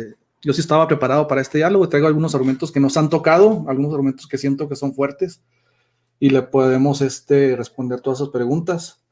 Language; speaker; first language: Spanish; native; Spanish